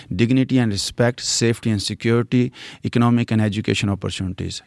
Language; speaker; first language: English; non-native, local second language; Punjabi